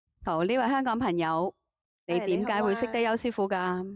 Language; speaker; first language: Cantonese; native; Cantonese